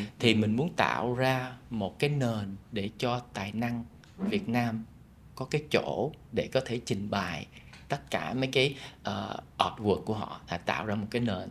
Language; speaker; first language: Vietnamese; early bilingual, heritage; Vietnamese